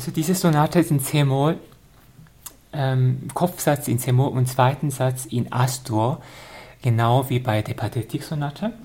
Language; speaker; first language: German; non-native, fluent; Korean